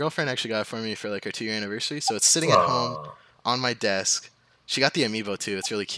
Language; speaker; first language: English; native; English